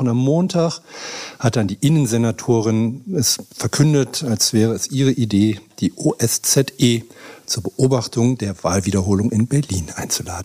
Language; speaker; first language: German; native; German